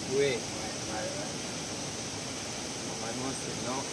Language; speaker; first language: French; non-native, local second language; Arabic